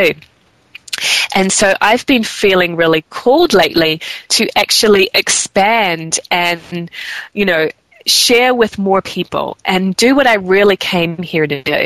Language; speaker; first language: English; native; English